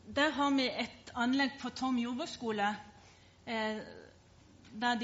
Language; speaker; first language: Norwegian; native; Norwegian